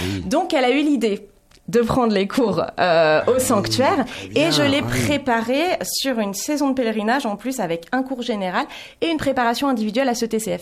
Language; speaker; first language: French; native; French